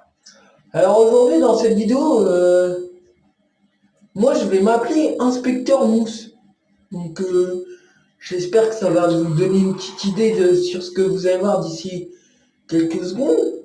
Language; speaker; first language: French; native; French